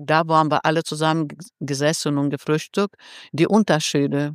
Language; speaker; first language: German; non-native, fluent; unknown